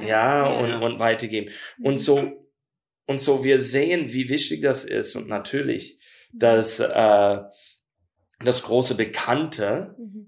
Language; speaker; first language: German; non-native, learner; English